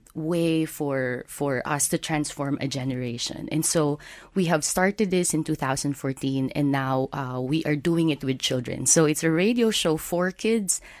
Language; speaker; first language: English; non-native, local second language; Filipino